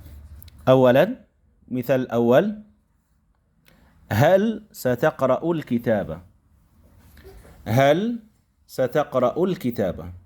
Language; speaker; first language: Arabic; non-native, fluent; Indonesian